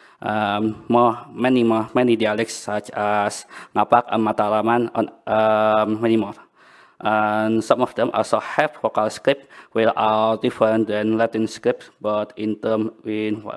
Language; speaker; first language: English; non-native, learner; Banjar